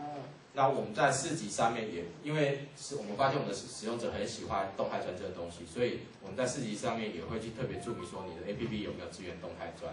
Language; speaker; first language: Chinese; native; Chinese